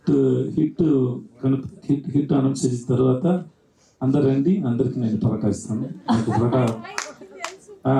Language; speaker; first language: Telugu; non-native, learner; Tamil